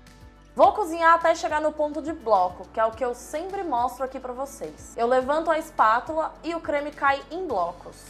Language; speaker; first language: Portuguese; native; Portuguese